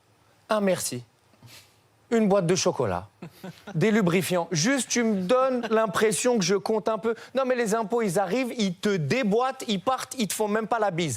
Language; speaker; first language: French; native; French